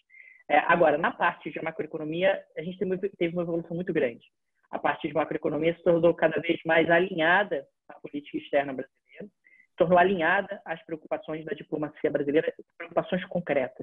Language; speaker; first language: Portuguese; native; Portuguese